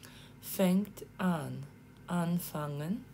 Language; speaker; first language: German; non-native, fluent; Ukrainian